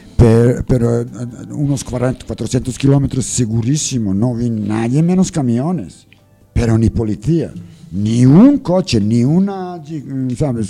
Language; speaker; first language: Spanish; non-native, learner; English